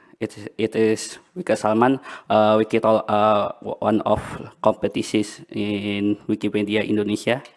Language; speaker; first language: English; non-native, learner; Banjar